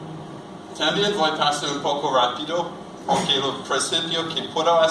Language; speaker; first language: Spanish; non-native, learner; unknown